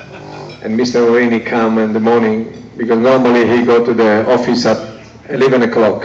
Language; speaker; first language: English; non-native, learner; Italian